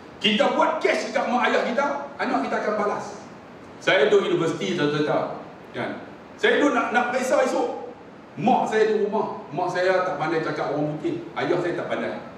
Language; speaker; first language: Malay; native; Malay